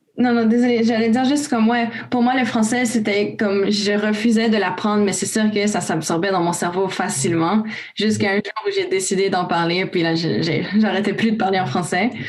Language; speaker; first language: French; early bilingual, other home language; Romanian